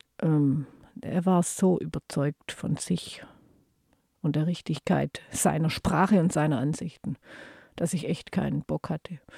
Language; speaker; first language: German; native; German